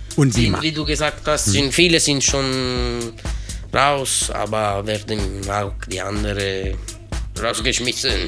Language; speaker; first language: German; non-native, learner; Italian